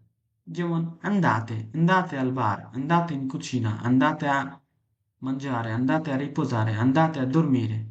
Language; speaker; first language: Italian; non-native, fluent; Bangla